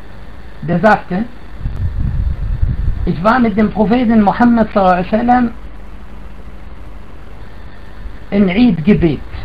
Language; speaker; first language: German; non-native, fluent; Arabic